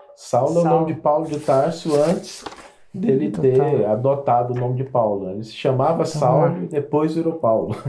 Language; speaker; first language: Portuguese; native; Portuguese